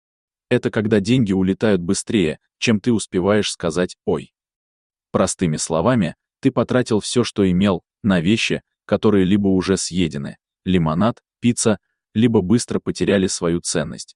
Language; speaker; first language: Russian; native; Russian